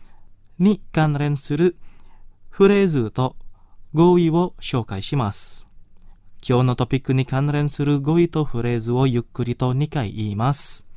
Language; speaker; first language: Japanese; non-native, fluent; Indonesian